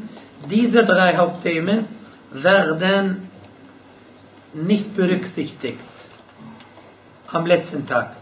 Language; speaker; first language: German; non-native, fluent; Arabic